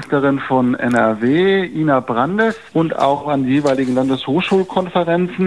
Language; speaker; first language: German; native; German